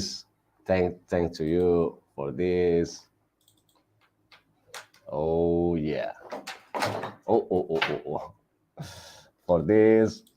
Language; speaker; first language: English; non-native, learner; Italian